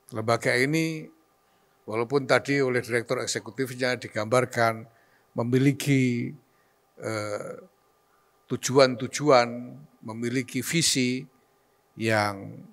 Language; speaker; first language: Indonesian; native; Indonesian